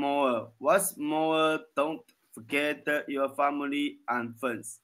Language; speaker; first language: English; non-native, learner; Chinese